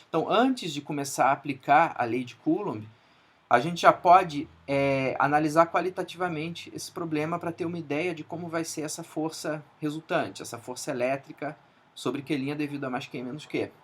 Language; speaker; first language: Portuguese; native; Portuguese